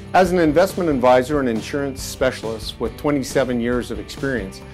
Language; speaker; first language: English; native; English